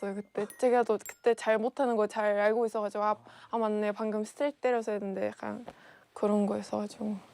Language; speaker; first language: Korean; non-native, fluent; Mongolian